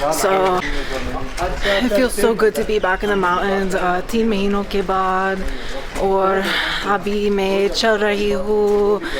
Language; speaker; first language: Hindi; non-native, learner; English